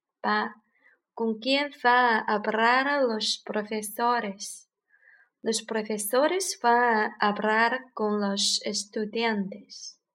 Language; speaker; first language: Spanish; non-native, learner; Chinese